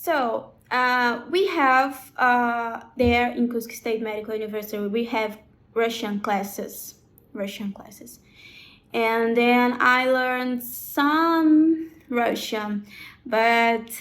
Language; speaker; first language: English; non-native, learner; Portuguese